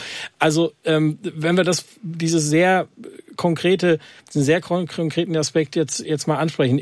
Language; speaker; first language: German; native; German